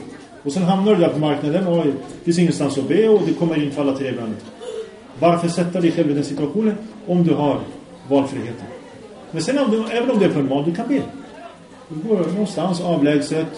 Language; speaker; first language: Swedish; early bilingual, other home language; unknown